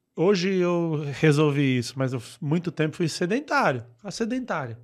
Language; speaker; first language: Portuguese; native; Portuguese